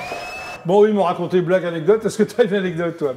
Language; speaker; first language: French; native; French